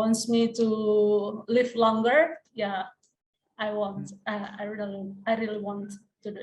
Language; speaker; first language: English; non-native, learner; Indonesian